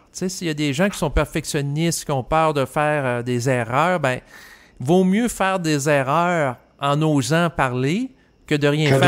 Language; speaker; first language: French; native; French